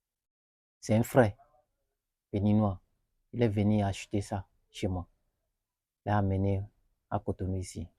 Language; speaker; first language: French; non-native, learner; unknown